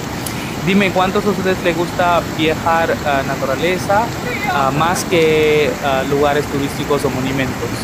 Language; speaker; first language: Spanish; non-native, learner; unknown